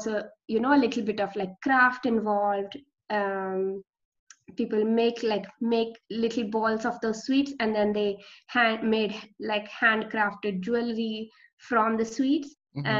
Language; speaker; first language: English; non-native, local second language; Marathi